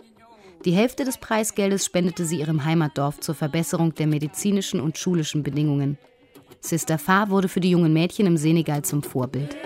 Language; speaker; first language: German; native; German